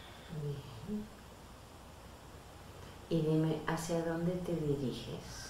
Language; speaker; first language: Spanish; native; Spanish